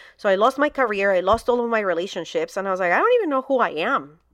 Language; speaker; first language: English; non-native, fluent; Spanish